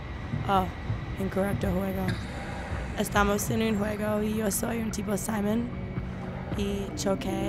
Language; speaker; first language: Spanish; non-native, learner; English